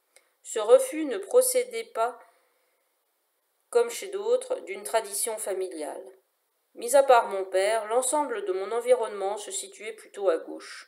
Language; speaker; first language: French; native; French